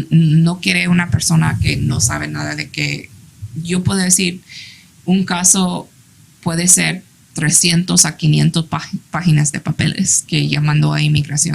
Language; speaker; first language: Spanish; early bilingual, heritage; English